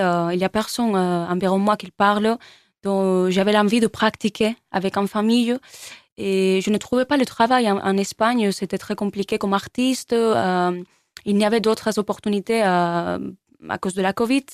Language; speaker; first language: French; non-native, learner; Spanish